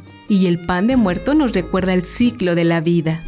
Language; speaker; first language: Spanish; native; Spanish